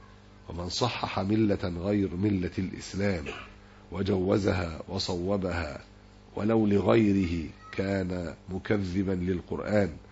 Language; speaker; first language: Arabic; native; Arabic